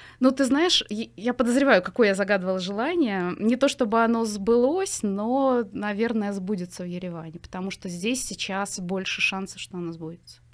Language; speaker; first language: Russian; native; Russian